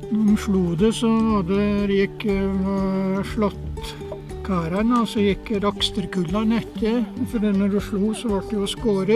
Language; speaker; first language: Norwegian; native; Norwegian